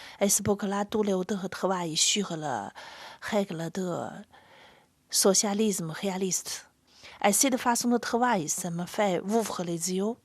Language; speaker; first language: French; non-native, fluent; Chinese